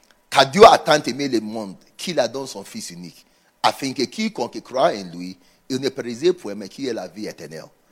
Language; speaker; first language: French; non-native, learner; English